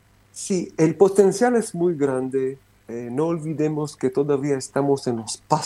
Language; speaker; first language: Spanish; non-native, fluent; Romanian